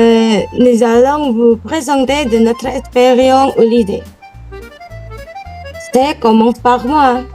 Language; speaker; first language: French; non-native, learner; Indonesian